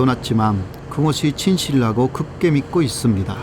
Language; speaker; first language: Korean; non-native, fluent; Japanese